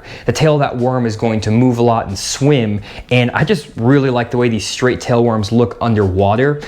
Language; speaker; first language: English; native; English